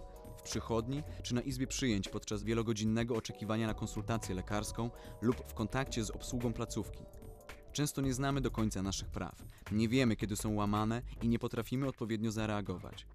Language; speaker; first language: Polish; native; Polish